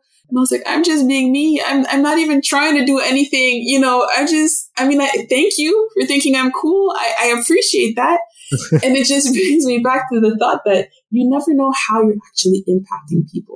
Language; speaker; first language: English; non-native, fluent; French